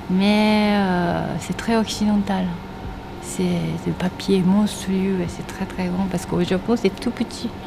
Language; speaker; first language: French; non-native, learner; Japanese